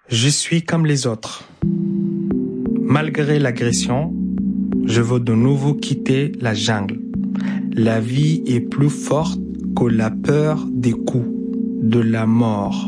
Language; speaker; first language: French; non-native, fluent; Arabic